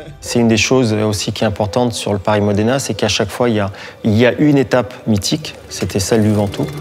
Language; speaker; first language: French; native; French